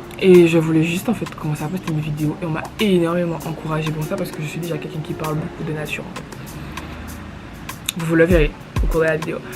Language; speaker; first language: French; native; French